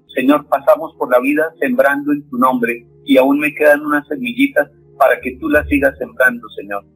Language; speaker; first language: Spanish; native; Spanish